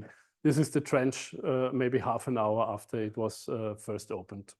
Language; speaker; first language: English; non-native, fluent; German